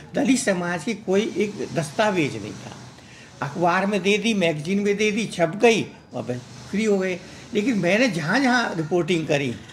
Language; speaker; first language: Hindi; native; Hindi